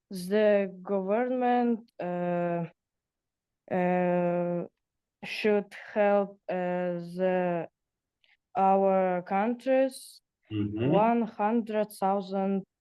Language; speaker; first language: English; non-native, learner; Russian